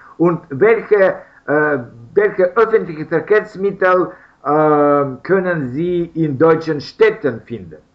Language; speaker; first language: German; non-native, learner; Russian